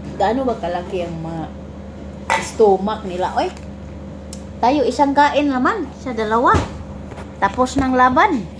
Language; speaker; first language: Filipino; non-native, local second language; Cebuano